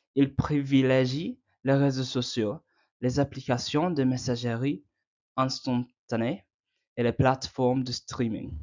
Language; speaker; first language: French; non-native, learner; English